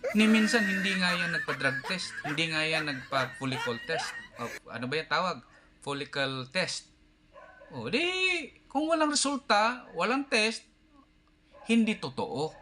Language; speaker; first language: Filipino; non-native, local second language; Cebuano